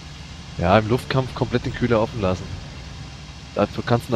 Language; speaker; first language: German; native; German